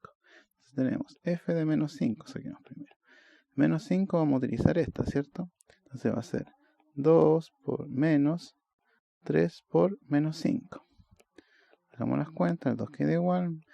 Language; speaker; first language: Spanish; native; Spanish